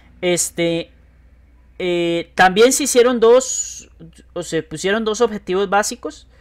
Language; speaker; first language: Spanish; native; Spanish